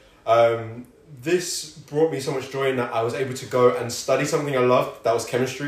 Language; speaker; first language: English; native; English